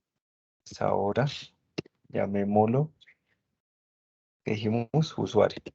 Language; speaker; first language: Spanish; native; Spanish